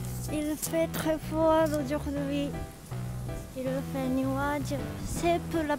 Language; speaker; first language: French; non-native, learner; Japanese